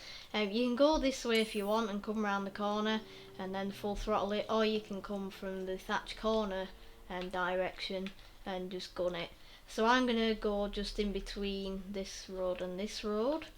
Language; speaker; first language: English; native; English